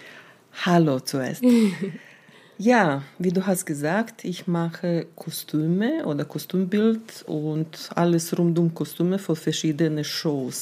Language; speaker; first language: German; non-native, fluent; Serbian